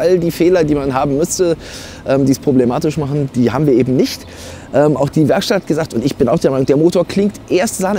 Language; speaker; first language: German; native; German